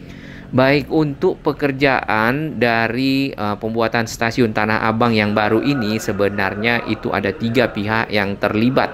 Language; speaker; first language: Indonesian; native; Indonesian